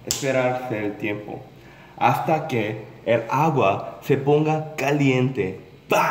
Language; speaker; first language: Spanish; non-native, learner; Korean